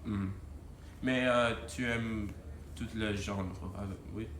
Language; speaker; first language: French; non-native, learner; English